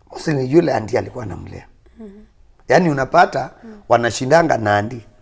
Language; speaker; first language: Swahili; non-native, local second language; Kamba